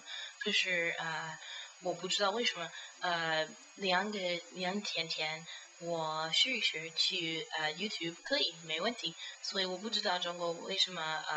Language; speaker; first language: Chinese; non-native, learner; English